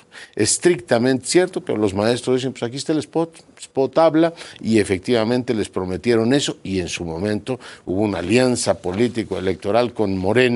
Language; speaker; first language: Spanish; native; Spanish